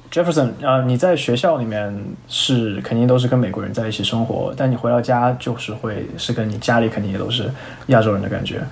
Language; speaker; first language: Chinese; native; Chinese